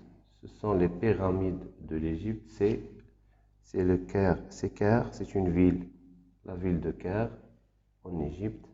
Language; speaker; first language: French; non-native, local second language; Arabic